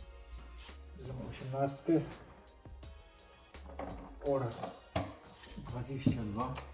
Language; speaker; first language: Polish; native; Polish